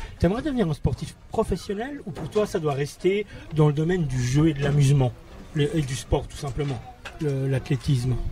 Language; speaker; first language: French; native; French